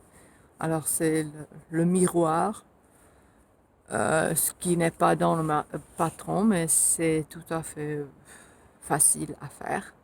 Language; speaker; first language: French; non-native, fluent; Finnish